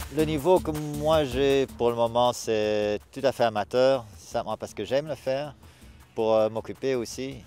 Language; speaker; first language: French; native; French